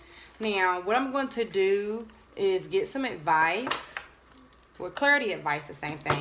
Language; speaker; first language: English; native; English